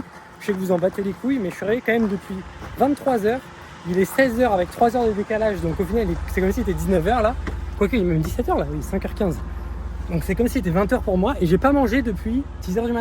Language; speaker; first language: French; native; French